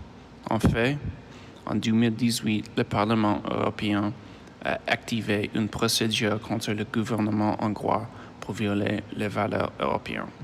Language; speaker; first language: French; non-native, learner; English